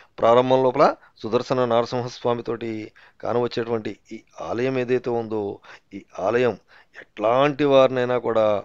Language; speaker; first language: Telugu; native; Telugu